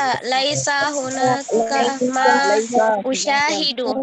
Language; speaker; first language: Arabic; non-native, learner; Indonesian